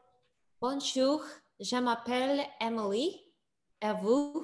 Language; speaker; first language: French; non-native, learner; Russian